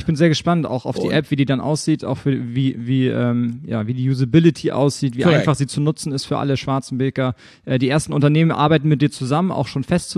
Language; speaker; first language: German; native; German